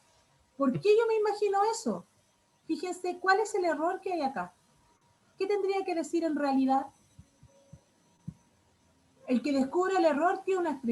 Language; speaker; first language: Spanish; native; Spanish